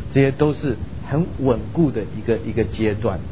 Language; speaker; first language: Chinese; early bilingual, other home language; Min Nan Chinese